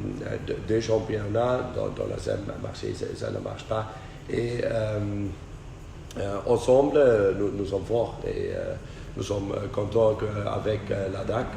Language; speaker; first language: French; non-native, fluent; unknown